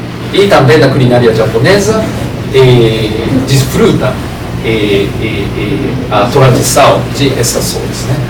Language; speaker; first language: Portuguese; non-native, fluent; Japanese